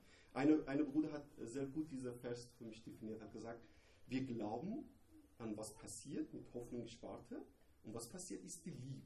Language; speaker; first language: German; non-native, learner; Persian